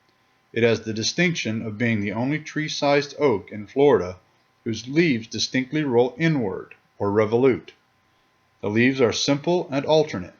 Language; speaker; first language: English; native; English